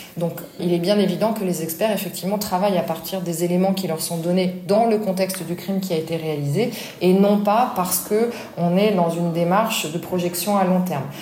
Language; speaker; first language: French; native; French